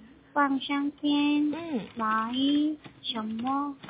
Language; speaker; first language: Chinese; non-native, learner; Korean